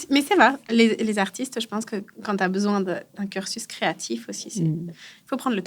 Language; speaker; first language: French; native; French